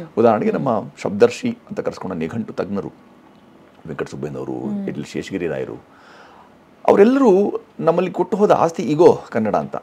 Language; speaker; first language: Kannada; non-native, local second language; Hindi